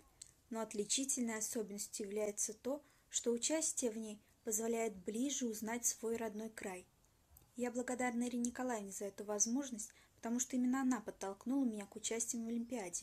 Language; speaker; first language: Russian; native; Russian